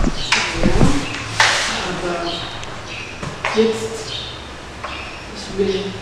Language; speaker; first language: German; non-native, learner; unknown